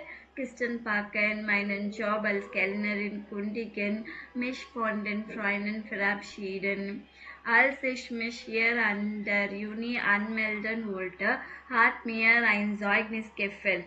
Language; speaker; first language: German; non-native, fluent; Tamil